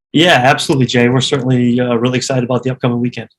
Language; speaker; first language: English; native; English